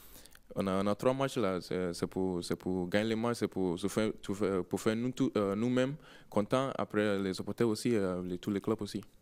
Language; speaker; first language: French; non-native, learner; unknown